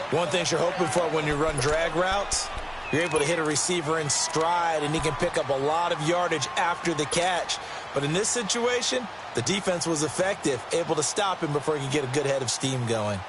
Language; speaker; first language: English; native; English